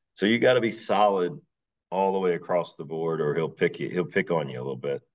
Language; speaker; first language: English; native; English